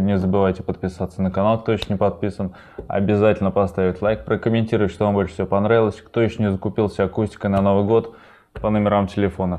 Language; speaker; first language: Russian; native; Russian